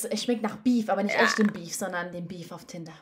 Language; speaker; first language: German; early bilingual, other home language; Albanian